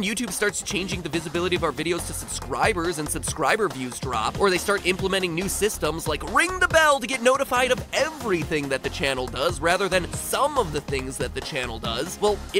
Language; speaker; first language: English; native; English